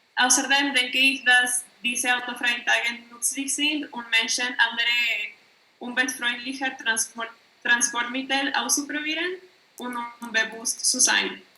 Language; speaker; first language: German; non-native, learner; Spanish